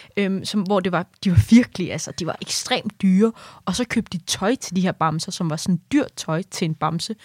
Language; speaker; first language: Danish; early bilingual, other home language; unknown